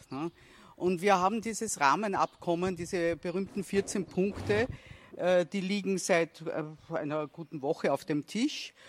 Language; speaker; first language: German; native; German